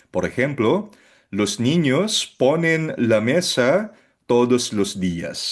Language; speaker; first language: Spanish; non-native, fluent; Filipino